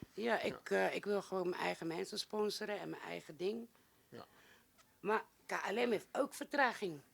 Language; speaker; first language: Dutch; native; Dutch